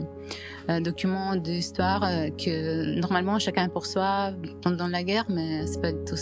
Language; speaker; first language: French; non-native, fluent; Ukrainian